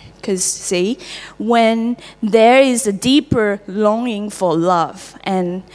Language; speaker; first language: English; non-native, fluent; Chinese